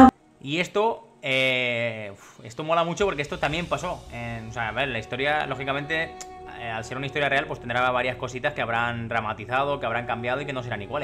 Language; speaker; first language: Spanish; native; Spanish